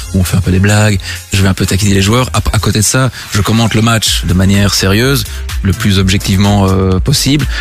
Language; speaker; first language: French; native; French